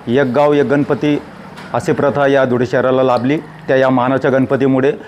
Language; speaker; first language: Marathi; native; Marathi